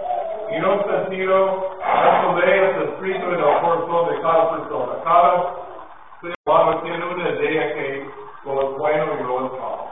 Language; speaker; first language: Spanish; non-native, learner; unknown